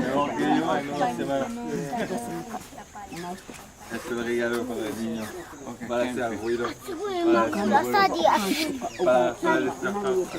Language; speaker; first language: Spanish; non-native, learner; French